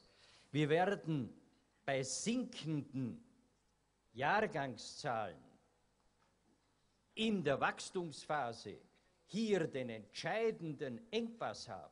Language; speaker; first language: German; native; German